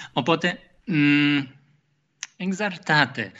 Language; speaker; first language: Greek; non-native, fluent; German